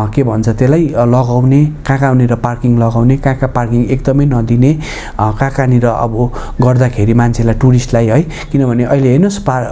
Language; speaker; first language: Nepali; native; Nepali